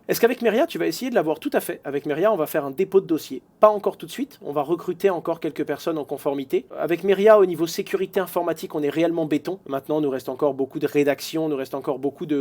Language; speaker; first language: French; native; French